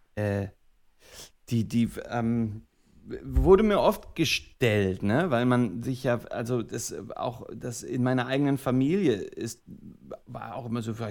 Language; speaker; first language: German; native; German